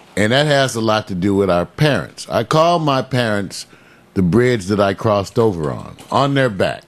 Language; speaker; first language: English; native; English